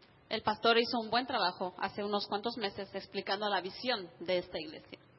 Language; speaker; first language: Spanish; native; Spanish